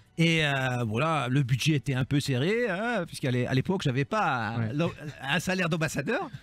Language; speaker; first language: French; non-native, fluent; German